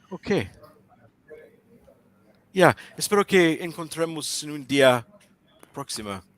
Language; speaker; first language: Spanish; non-native, learner; English